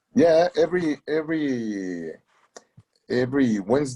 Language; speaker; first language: English; non-native, learner; Spanish